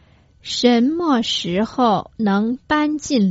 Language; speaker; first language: Chinese; non-native, learner; Croatian